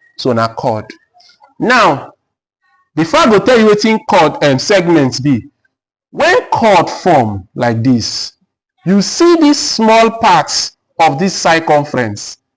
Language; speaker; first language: Nigerian Pidgin; native; Nigerian Pidgin